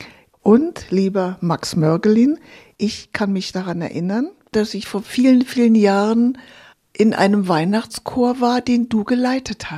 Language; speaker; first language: German; native; German